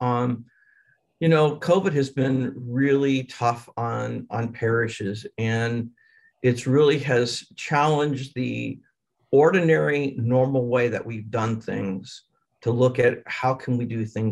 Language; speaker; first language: English; native; English